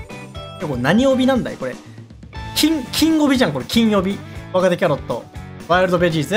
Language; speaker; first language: Japanese; native; Japanese